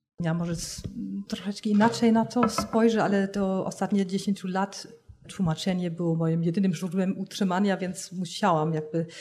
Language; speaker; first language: Polish; non-native, fluent; German